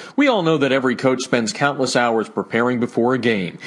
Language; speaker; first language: English; native; English